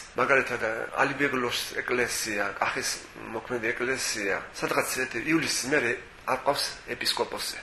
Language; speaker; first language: Georgian; native; Georgian